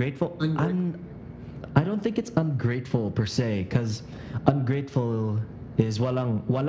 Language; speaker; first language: English; non-native, local second language; Filipino